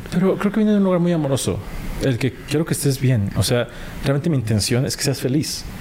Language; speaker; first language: Spanish; native; Spanish